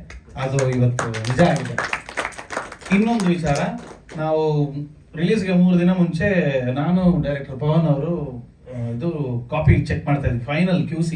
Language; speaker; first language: Kannada; native; Kannada